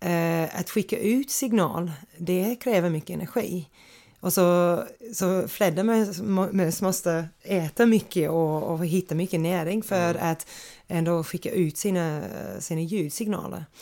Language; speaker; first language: Swedish; non-native, fluent; English